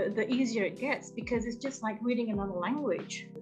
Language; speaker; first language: English; early bilingual, other home language; Indonesian